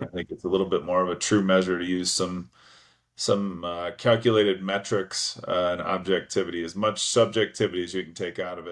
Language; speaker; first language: English; native; English